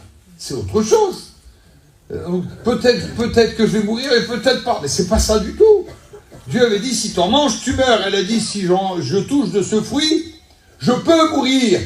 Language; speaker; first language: French; native; French